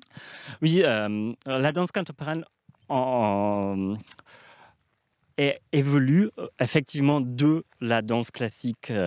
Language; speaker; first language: French; non-native, fluent; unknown